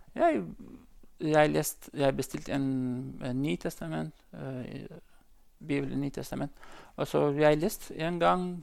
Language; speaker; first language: Norwegian; non-native, learner; Central Kurdish